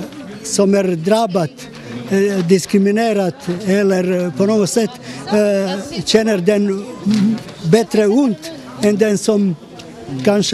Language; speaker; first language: Swedish; non-native, fluent; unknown